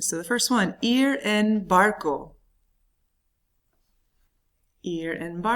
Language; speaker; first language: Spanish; non-native, fluent; English